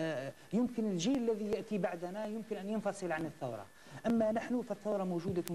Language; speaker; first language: Arabic; native; Arabic